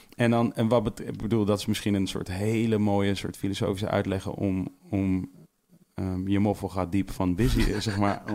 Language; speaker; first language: Dutch; native; Dutch